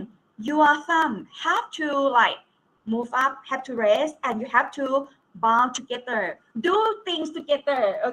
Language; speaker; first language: English; non-native, fluent; Thai